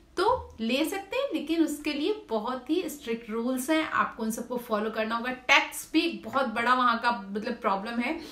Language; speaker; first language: Hindi; native; Hindi